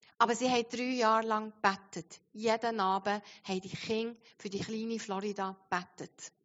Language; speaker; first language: German; non-native, fluent; Arabic